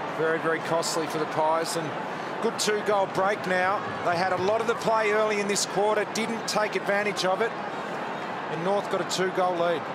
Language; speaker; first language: English; native; English